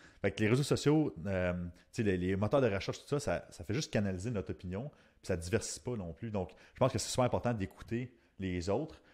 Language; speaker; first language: French; native; French